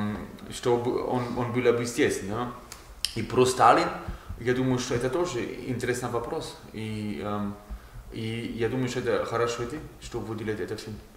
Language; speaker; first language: Russian; non-native, learner; German